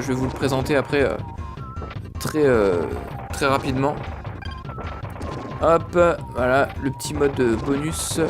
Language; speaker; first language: French; native; French